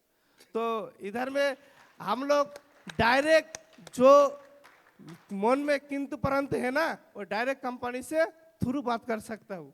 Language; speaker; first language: Hindi; non-native, local second language; Bangla